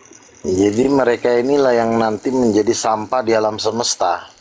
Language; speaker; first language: Malay; native; Malay